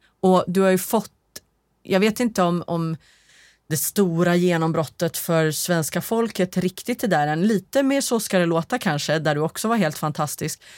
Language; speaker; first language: Swedish; native; Swedish